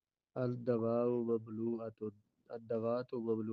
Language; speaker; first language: Arabic; non-native, fluent; Urdu